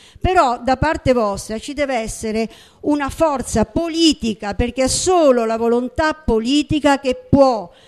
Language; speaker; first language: Italian; native; Italian